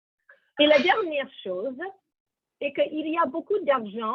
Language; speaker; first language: French; non-native, learner; English